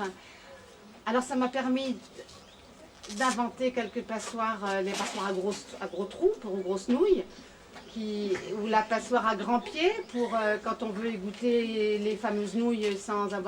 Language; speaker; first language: French; native; French